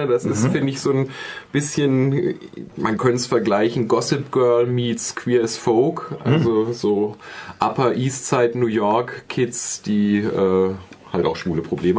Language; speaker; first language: German; native; German